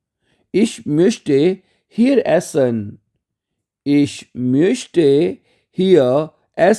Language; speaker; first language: German; non-native, fluent; Urdu